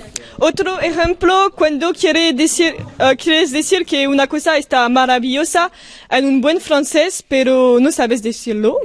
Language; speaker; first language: Spanish; non-native, learner; French